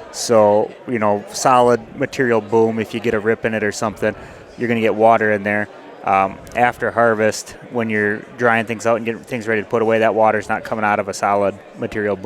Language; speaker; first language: English; native; English